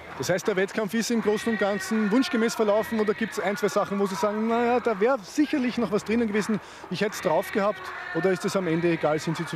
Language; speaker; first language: German; native; German